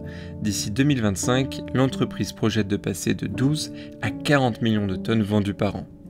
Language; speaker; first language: French; native; French